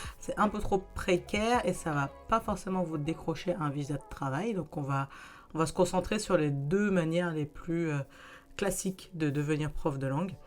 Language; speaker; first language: French; native; French